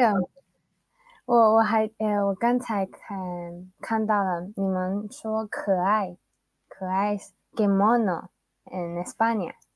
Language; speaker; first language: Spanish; non-native, fluent; Chinese